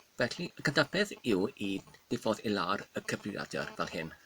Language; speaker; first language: Welsh; non-native, learner; Polish